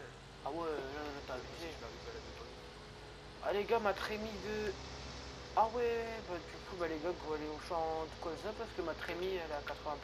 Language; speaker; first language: French; native; French